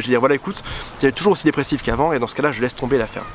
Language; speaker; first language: French; native; French